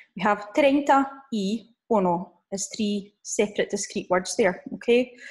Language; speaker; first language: English; native; English